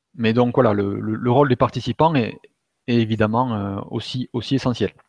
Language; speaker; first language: French; native; French